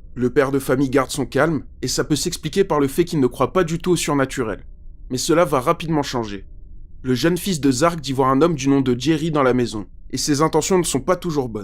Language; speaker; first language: French; native; French